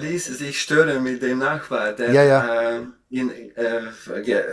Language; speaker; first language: German; non-native, fluent; Hungarian